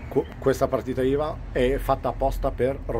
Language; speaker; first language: Italian; non-native, fluent; Arabic